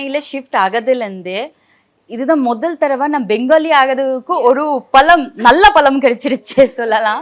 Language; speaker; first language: Tamil; non-native, local second language; Bangla